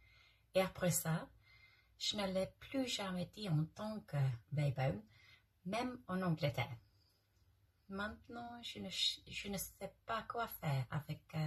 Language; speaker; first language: French; non-native, fluent; English